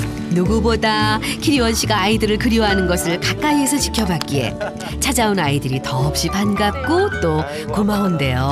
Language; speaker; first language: Korean; native; Korean